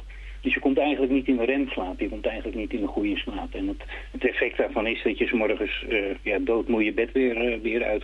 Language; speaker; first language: Dutch; native; Dutch